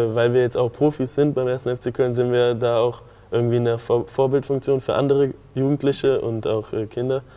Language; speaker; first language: German; native; German